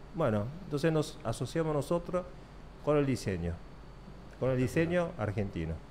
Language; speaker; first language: Spanish; early bilingual, other home language; Korean